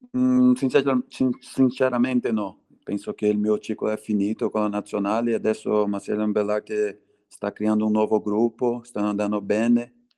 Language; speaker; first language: Italian; non-native, fluent; Portuguese